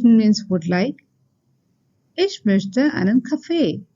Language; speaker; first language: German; non-native, fluent; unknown